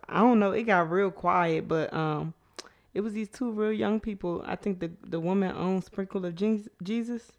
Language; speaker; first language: English; native; English